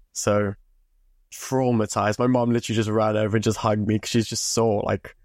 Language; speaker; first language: English; native; English